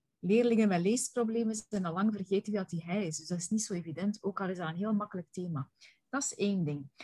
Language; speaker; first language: Dutch; native; Dutch